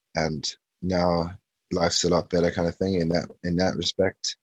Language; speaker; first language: English; native; English